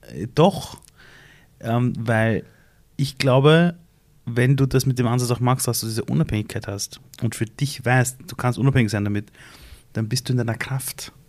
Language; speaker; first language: German; early bilingual, other home language; Persian